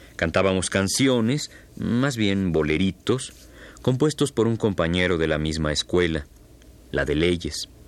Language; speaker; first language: Spanish; native; Spanish